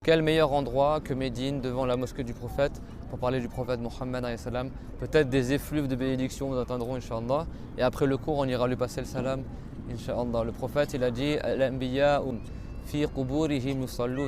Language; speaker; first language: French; native; French